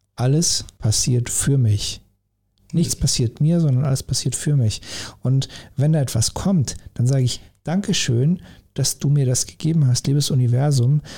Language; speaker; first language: German; native; German